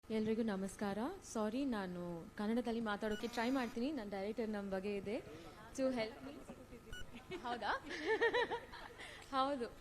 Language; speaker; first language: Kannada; non-native, learner; Tamil